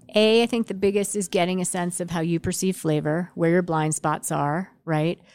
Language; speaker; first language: English; native; English